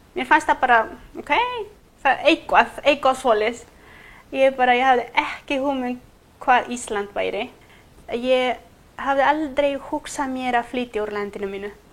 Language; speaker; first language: Icelandic; non-native, fluent; Quechua